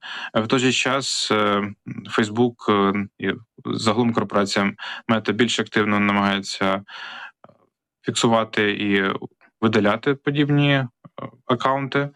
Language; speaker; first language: Ukrainian; native; Ukrainian